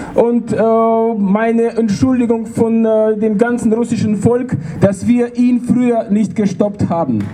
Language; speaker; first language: German; non-native, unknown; Russian